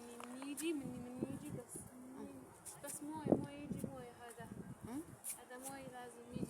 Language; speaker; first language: Arabic; non-native, learner; Amharic